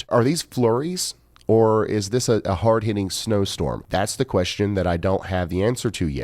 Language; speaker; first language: English; native; English